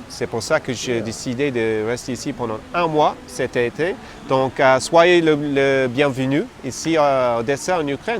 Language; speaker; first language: French; non-native, fluent; English